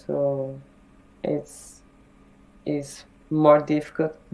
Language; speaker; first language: English; non-native, learner; Portuguese